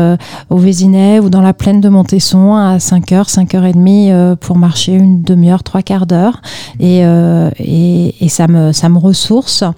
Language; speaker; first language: French; native; French